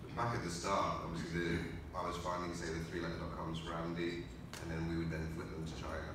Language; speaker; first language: English; native; English